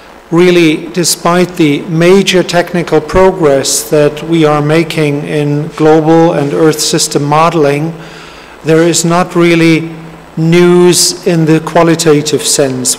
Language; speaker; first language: English; non-native, fluent; German